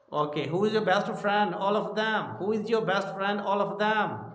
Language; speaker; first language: English; non-native, local second language; Hindi